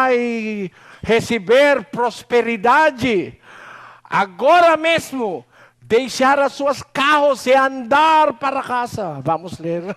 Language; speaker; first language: Portuguese; non-native, learner; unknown